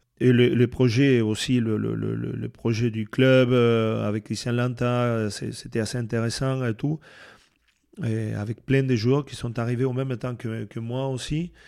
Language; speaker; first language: French; non-native, fluent; Spanish